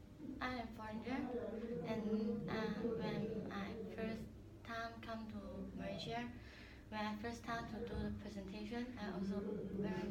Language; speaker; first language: English; non-native, learner; Malay